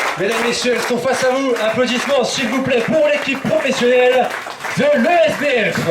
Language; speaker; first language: French; native; French